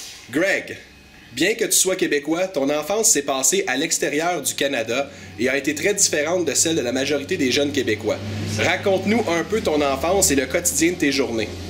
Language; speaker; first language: French; native; French